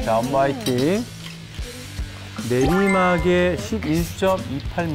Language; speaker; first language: Korean; native; Korean